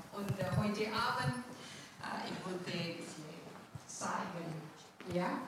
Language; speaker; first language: German; non-native, learner; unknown